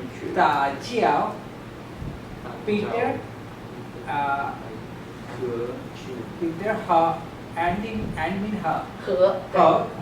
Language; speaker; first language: Chinese; non-native, learner; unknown